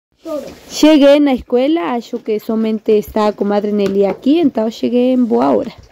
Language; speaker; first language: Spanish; non-native, learner; Portuguese